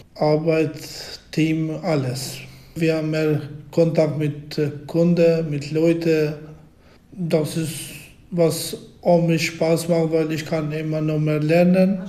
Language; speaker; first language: German; non-native, learner; Albanian